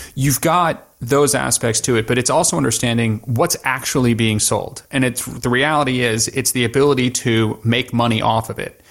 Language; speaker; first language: English; native; English